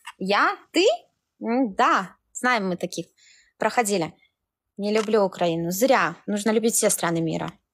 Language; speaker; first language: Russian; native; Russian